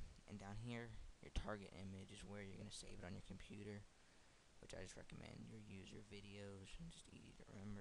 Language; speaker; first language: English; native; English